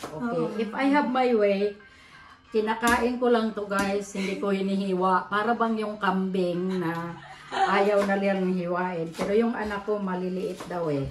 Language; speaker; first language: Filipino; non-native, local second language; Cebuano